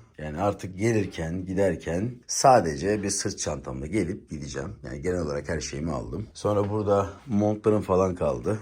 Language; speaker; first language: Turkish; native; Turkish